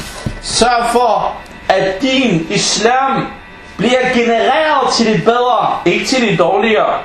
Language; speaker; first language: Danish; early bilingual, other home language; Arabic